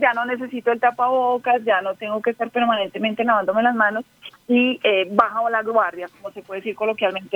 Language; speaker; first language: Spanish; native; Spanish